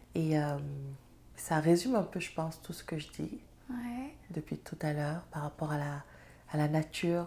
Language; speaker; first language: French; non-native, local second language; Serer